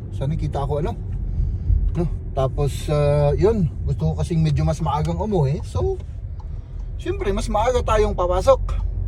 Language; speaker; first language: Filipino; native; Filipino